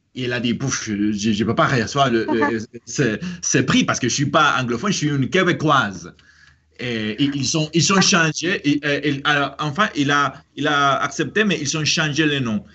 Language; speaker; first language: French; non-native, fluent; Spanish